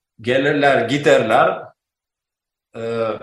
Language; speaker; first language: Turkish; non-native, learner; Albanian